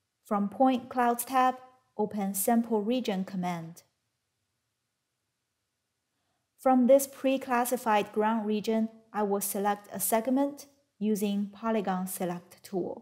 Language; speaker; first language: English; non-native, fluent; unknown